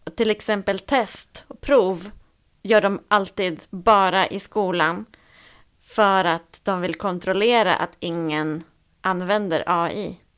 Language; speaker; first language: Swedish; native; Swedish